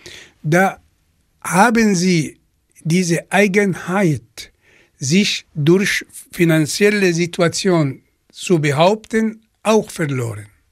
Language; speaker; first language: German; non-native, fluent; Arabic